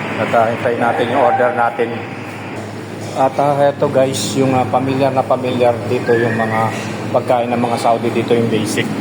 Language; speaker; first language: Filipino; non-native, local second language; Pampanga